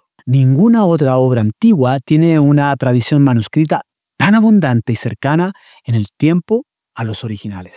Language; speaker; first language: Spanish; native; Spanish